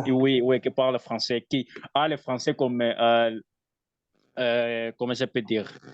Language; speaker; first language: French; non-native, learner; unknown